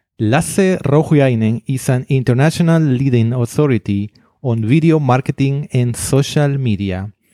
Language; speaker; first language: English; non-native, fluent; Spanish